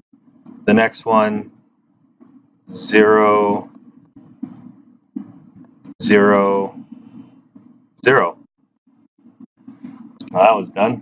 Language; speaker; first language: English; native; English